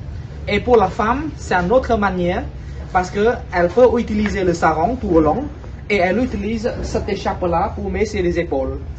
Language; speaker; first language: French; non-native, fluent; Khmer